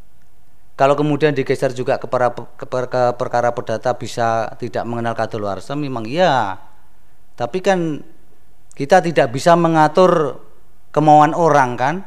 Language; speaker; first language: Indonesian; native; Indonesian